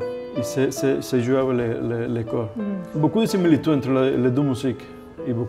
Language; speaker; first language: French; non-native, fluent; Spanish